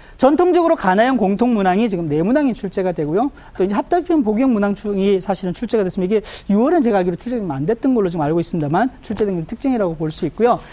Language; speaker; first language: Korean; native; Korean